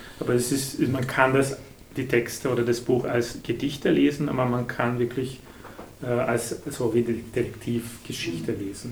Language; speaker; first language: German; non-native, fluent; Hungarian